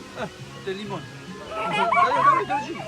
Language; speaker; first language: Russian; non-native, learner; Turkish